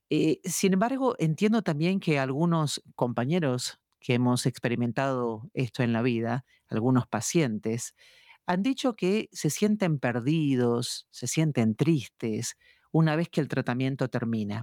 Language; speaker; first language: Spanish; native; Spanish